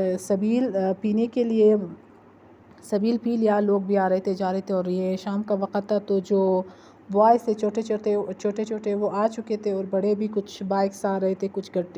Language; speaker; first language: Urdu; native; Urdu